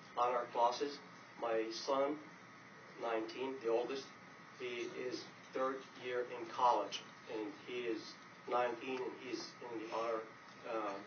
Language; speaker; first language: English; non-native, fluent; Arabic